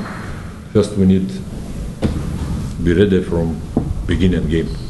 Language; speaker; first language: English; non-native, learner; Lithuanian